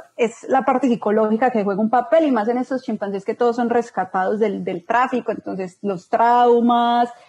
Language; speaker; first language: Spanish; native; Spanish